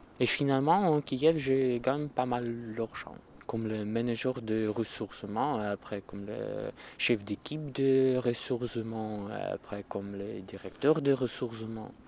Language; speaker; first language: French; non-native, learner; Russian